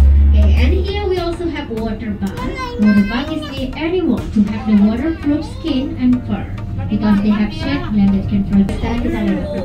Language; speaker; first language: English; non-native, fluent; Indonesian